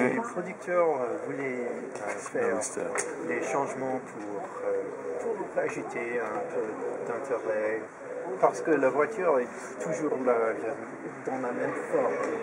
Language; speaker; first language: French; non-native, fluent; English